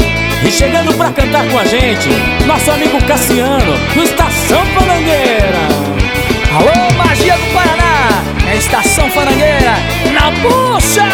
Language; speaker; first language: Portuguese; native; Portuguese